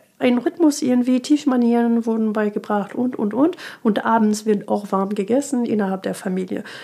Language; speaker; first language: German; non-native, fluent; French